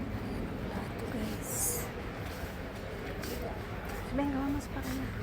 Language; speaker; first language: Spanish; non-native, learner; Filipino